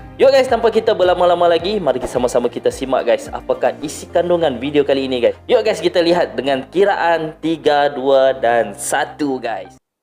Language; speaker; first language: Malay; native; Malay